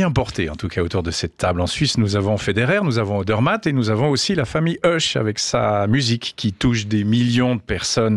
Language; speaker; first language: French; native; French